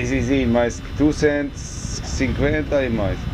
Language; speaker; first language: Portuguese; non-native, learner; German